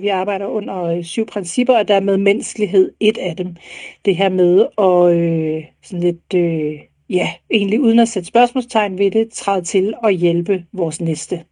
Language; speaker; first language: Danish; native; Danish